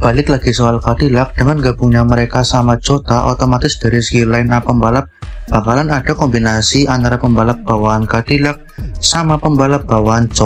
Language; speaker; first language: Indonesian; native; Indonesian